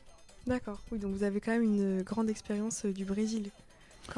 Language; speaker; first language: French; native; French